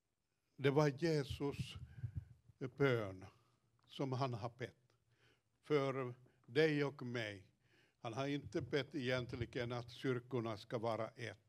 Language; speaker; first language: Swedish; non-native, fluent; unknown